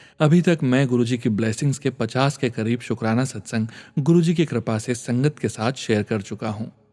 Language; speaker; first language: Hindi; native; Hindi